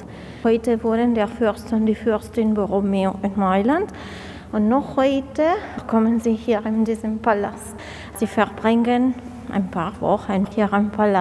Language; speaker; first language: German; non-native, fluent; Italian